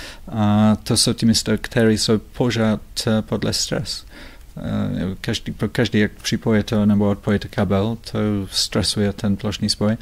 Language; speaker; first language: Czech; non-native, fluent; English